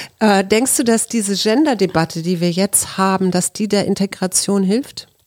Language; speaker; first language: German; native; German